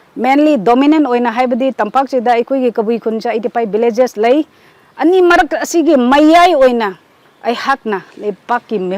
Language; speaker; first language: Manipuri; non-native, local second language; Rongmei Naga